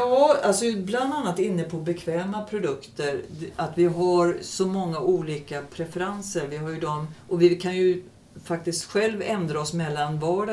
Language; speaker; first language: Swedish; native; Swedish